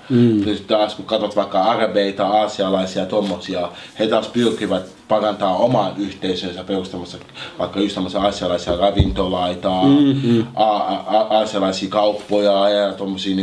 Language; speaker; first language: Finnish; early bilingual, other home language; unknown